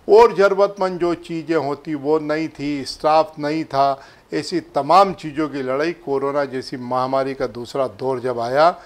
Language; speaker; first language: Hindi; native; Hindi